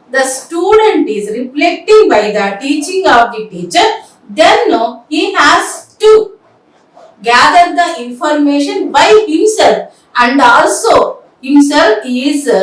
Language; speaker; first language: English; non-native, local second language; Telugu